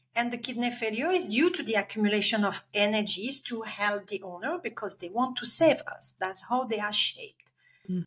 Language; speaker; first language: English; non-native, fluent; French